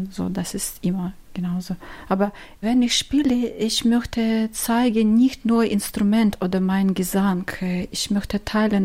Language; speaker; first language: German; non-native, learner; Ukrainian